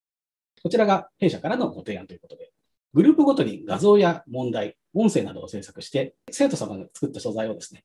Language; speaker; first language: Japanese; native; Japanese